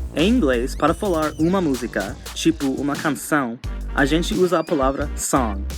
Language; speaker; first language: Portuguese; non-native, fluent; English